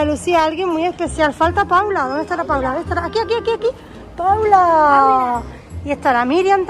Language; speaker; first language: Spanish; native; Spanish